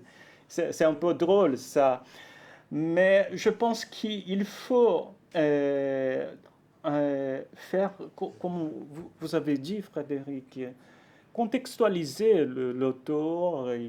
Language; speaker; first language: French; non-native, fluent; Portuguese